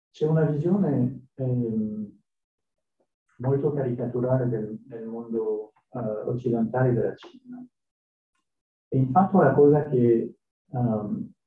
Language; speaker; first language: Italian; non-native, learner; French